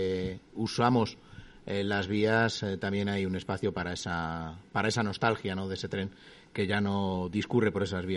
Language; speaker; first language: Spanish; native; Spanish